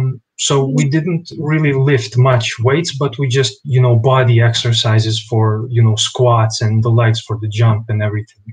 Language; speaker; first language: English; non-native, fluent; Bosnian